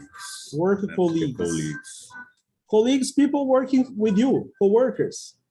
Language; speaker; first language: English; non-native, fluent; Portuguese